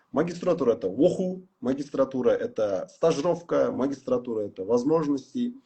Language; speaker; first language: Russian; non-native, local second language; Kazakh